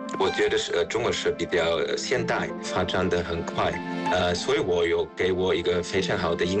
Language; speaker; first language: Chinese; non-native, fluent; German